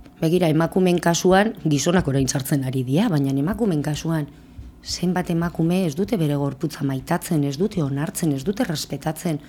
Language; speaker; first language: Basque; native; Basque